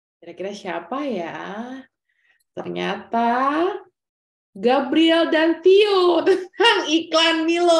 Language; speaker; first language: Indonesian; native; Indonesian